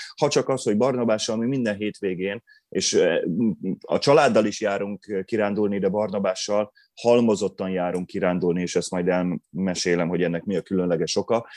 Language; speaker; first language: Hungarian; non-native, local second language; Croatian